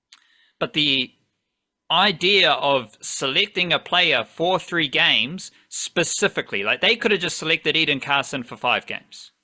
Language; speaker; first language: English; native; English